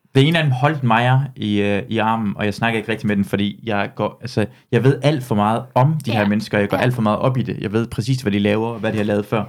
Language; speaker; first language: Danish; native; Danish